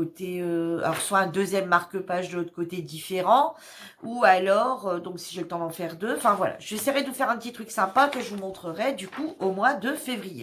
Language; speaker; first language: French; native; French